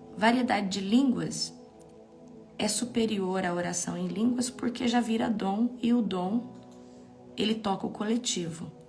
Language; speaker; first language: Portuguese; native; Portuguese